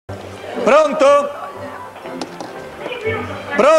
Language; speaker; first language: Italian; native; Italian